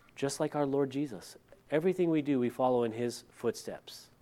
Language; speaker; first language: English; early bilingual, other home language; Dutch